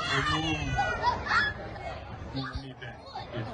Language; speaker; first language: French; non-native, learner; English